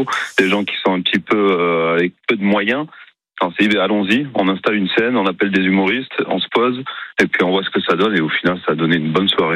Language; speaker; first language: French; native; French